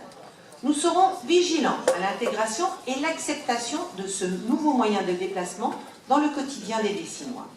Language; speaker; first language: French; native; French